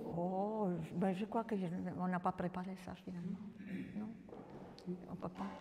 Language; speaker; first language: French; non-native, fluent; Spanish